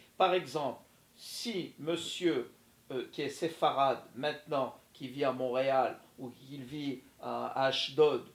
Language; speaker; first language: French; native; French